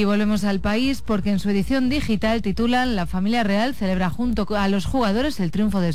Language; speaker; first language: Spanish; native; Spanish